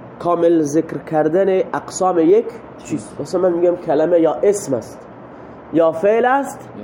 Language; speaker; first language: Persian; native; Persian